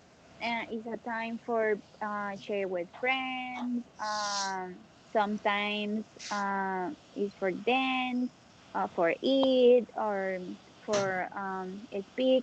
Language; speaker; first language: English; non-native, learner; Spanish